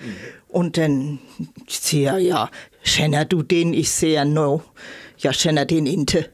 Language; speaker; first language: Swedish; non-native, learner; German